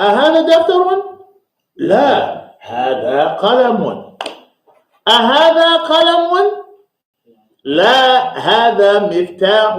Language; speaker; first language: Arabic; non-native, fluent; English